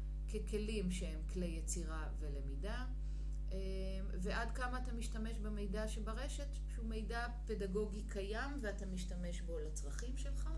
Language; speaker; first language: Hebrew; native; Hebrew